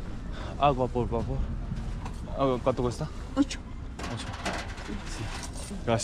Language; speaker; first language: Spanish; non-native, learner; Korean